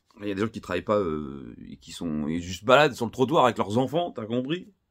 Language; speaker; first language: French; native; French